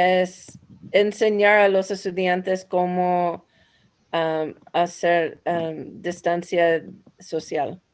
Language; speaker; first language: Spanish; non-native, learner; English